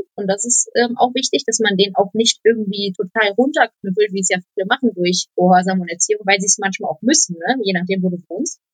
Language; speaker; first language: German; non-native, fluent; Polish